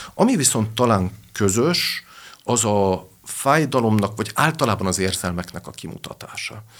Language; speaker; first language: Hungarian; native; Hungarian